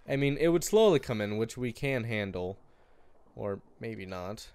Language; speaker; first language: English; native; English